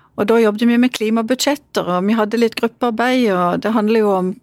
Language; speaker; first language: Norwegian; native; Norwegian